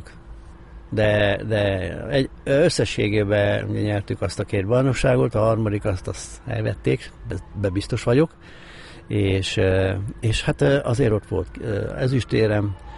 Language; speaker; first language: Hungarian; native; Hungarian